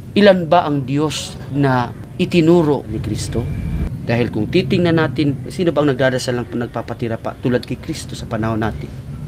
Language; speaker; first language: Filipino; non-native, local second language; Cebuano